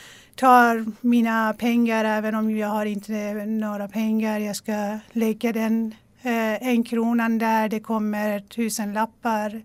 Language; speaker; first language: Swedish; non-native, local second language; Persian